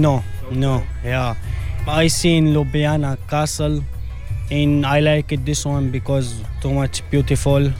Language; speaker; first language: English; non-native, learner; Arabic